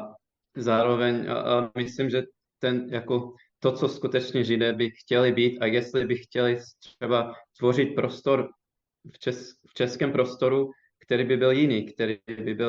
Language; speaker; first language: Czech; non-native, fluent; English